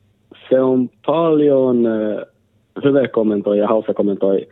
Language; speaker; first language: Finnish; non-native, local second language; Swedish